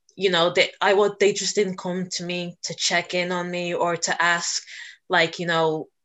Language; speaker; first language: English; native; English